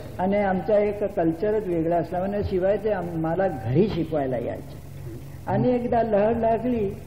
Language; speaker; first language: Marathi; non-native, local second language; Gujarati